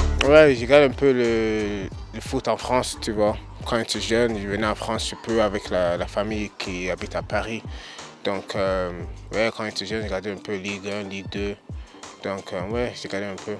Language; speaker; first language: French; early bilingual, heritage; English